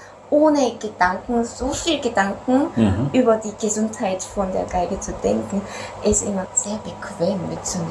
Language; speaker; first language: German; non-native, fluent; Korean